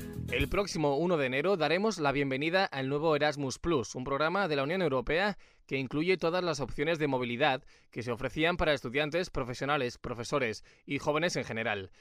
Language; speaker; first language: Spanish; native; Spanish